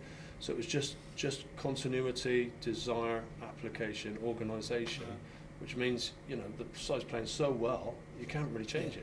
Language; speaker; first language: English; native; English